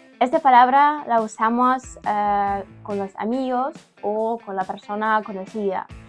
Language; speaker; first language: Spanish; non-native, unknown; Ukrainian